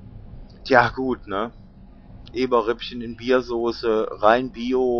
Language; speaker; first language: German; native; German